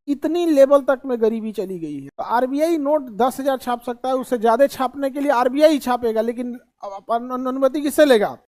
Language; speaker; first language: Hindi; native; Hindi